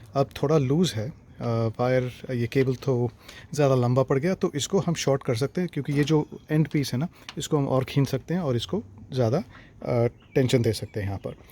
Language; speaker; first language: Hindi; non-native, local second language; Tamil